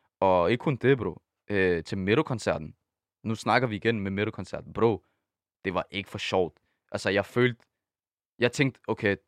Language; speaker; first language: Danish; early bilingual, other home language; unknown